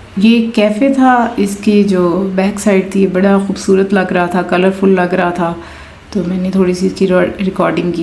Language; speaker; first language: Urdu; non-native, local second language; Punjabi